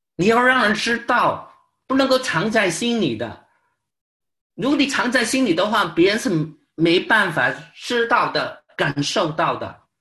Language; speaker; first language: Chinese; non-native, local second language; Cantonese